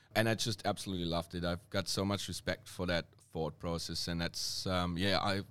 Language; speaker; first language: English; non-native, fluent; German